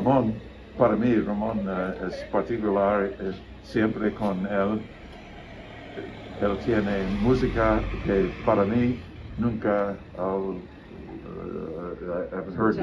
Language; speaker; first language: Spanish; non-native, learner; English